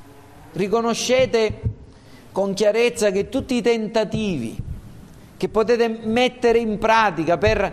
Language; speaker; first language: Italian; native; Italian